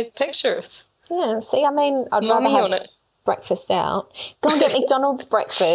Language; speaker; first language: English; native; English